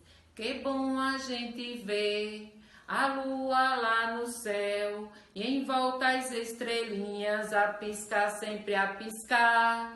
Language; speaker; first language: Portuguese; native; Portuguese